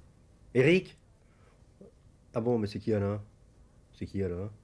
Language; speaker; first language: French; native; French